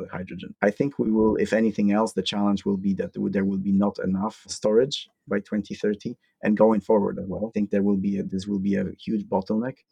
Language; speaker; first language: English; non-native, fluent; Polish